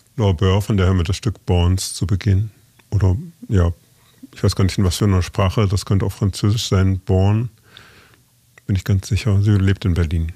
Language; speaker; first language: German; native; German